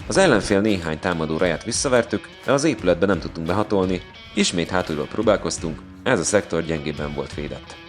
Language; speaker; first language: Hungarian; native; Hungarian